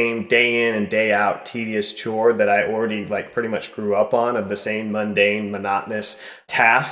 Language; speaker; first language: English; native; English